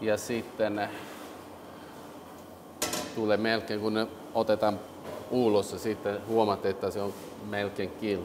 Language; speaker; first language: Finnish; non-native, learner; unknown